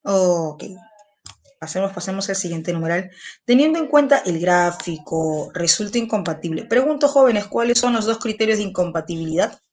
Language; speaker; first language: Spanish; native; Spanish